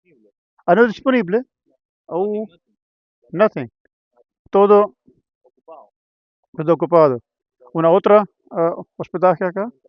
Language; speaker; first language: Spanish; non-native, learner; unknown